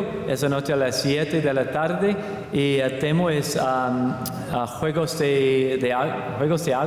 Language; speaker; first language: Spanish; non-native, learner; English